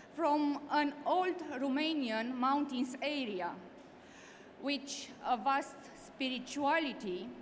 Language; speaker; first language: English; non-native, learner; Romanian